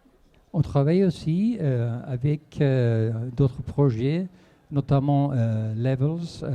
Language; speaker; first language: French; non-native, fluent; Spanish